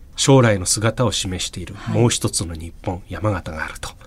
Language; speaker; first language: Japanese; native; Japanese